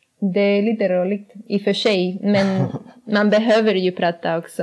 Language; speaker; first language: Swedish; non-native, learner; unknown